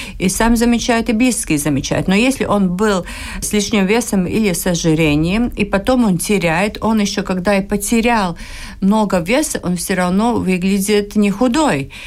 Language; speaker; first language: Russian; non-native, local second language; Latvian